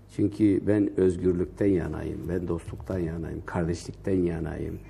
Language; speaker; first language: Turkish; non-native, local second language; Kurdish